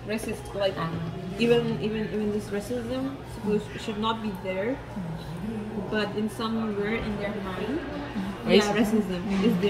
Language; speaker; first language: English; early bilingual, other home language; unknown